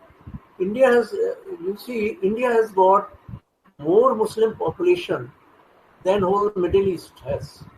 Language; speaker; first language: English; non-native, local second language; Hindi